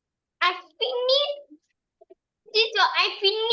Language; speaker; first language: English; non-native, learner; Vietnamese